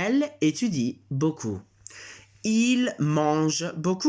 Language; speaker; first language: French; non-native, fluent; Italian